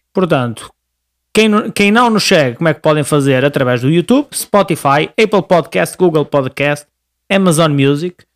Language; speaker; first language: Portuguese; native; Portuguese